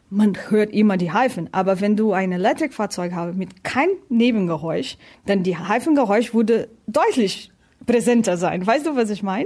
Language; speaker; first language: German; non-native, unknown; Portuguese